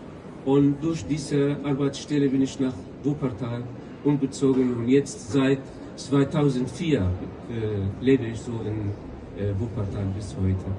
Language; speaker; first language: German; non-native, local second language; Kurdish